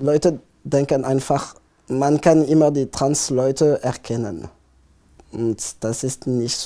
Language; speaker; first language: German; non-native, fluent; French